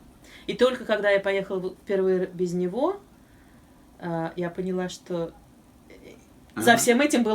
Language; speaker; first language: Russian; native; Russian